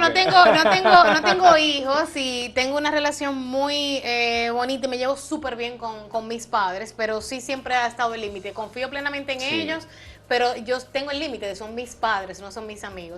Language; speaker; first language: Spanish; native; Spanish